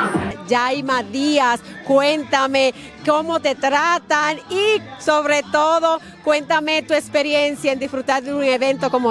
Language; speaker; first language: Spanish; native; Spanish